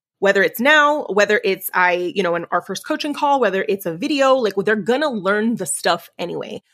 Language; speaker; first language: English; early bilingual, other home language; Spanish